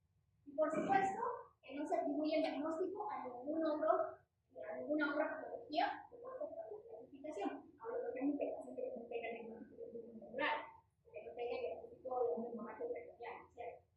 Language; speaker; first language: Spanish; native; Spanish